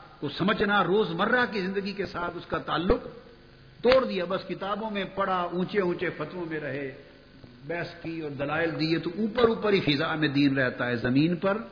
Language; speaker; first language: Urdu; non-native, local second language; Punjabi